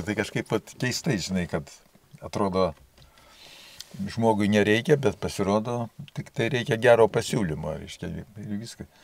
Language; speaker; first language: Lithuanian; native; Lithuanian